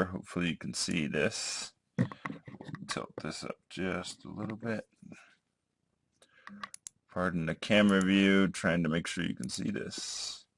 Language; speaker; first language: English; native; English